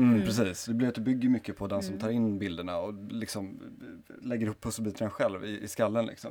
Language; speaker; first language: Swedish; native; Swedish